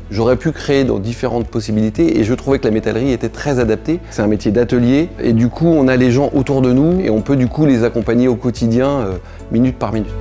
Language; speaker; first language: French; native; French